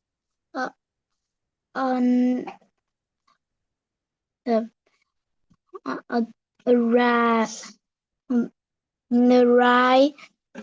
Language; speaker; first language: English; non-native, learner; Vietnamese